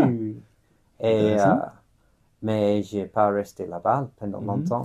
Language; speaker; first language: French; non-native, fluent; English